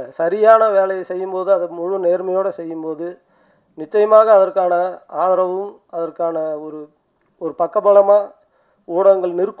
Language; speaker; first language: Tamil; native; Tamil